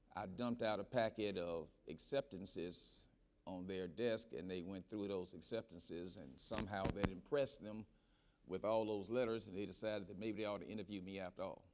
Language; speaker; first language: English; native; English